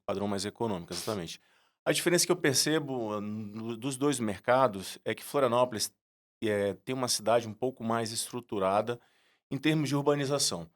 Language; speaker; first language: Portuguese; native; Portuguese